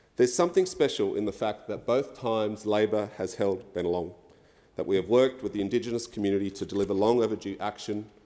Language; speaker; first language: English; early bilingual, other home language; French